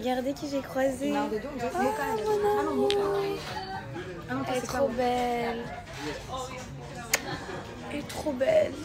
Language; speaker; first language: French; native; French